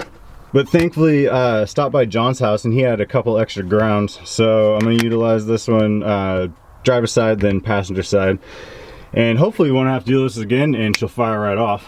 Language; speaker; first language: English; native; English